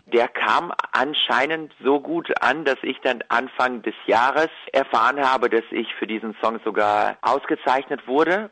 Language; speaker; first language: German; early bilingual, other home language; Russian